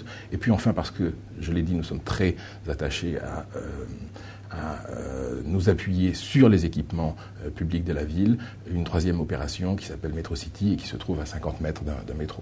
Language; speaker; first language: French; native; French